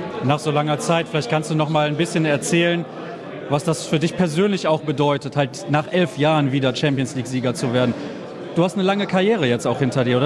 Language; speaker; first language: German; native; German